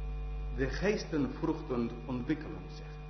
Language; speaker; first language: Dutch; non-native, fluent; English